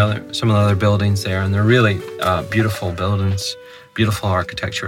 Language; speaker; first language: English; native; English